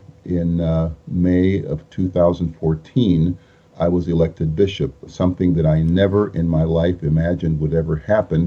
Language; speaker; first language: English; early bilingual, other home language; Spanish